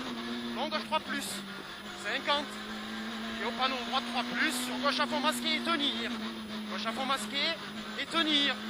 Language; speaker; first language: French; native; French